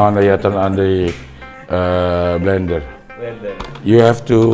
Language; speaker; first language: English; non-native, learner; Indonesian